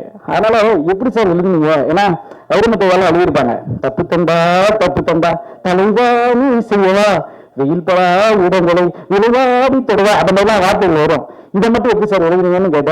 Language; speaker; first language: Tamil; native; Tamil